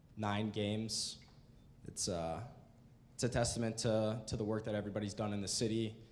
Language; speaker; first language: English; native; English